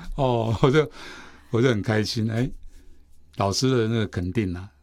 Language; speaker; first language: Chinese; native; Chinese